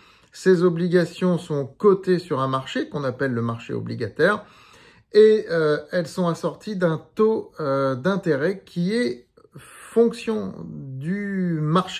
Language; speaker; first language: French; native; French